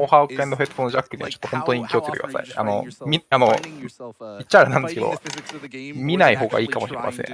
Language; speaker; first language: Japanese; native; Japanese